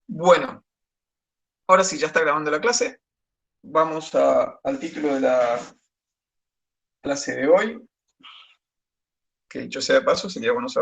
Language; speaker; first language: Spanish; native; Spanish